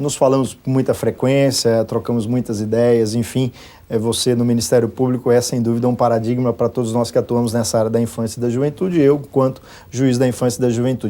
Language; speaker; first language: Portuguese; native; Portuguese